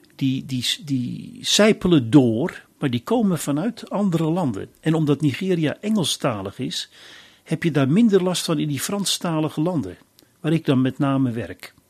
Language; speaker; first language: Dutch; native; Dutch